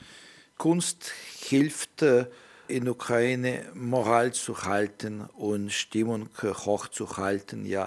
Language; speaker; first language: German; non-native, learner; Ukrainian